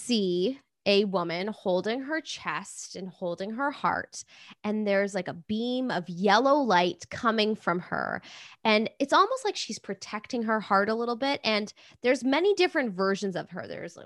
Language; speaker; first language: English; native; English